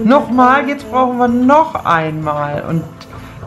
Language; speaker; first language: German; native; German